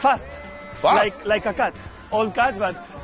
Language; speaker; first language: English; non-native, fluent; Spanish